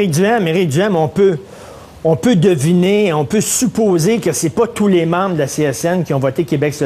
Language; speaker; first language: French; native; French